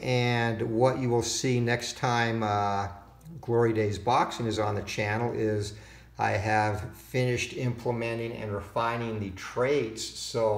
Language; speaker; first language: English; native; English